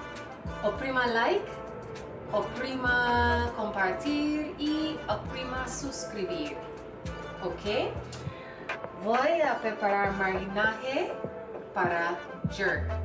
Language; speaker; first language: Spanish; non-native, learner; English